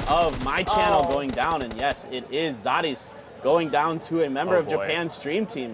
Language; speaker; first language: English; native; English